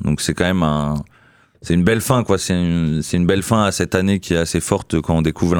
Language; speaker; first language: French; native; French